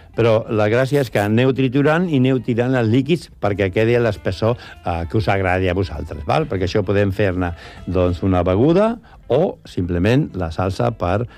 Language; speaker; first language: Catalan; non-native, local second language; Spanish